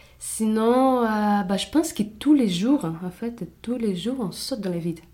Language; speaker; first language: French; non-native, fluent; Portuguese